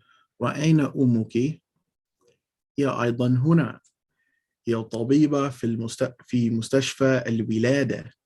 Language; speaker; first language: Arabic; non-native, fluent; English